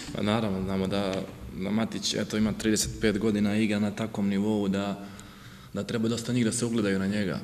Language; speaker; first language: Bosnian; native; Bosnian